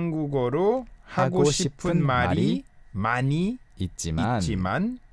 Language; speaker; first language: Korean; non-native, fluent; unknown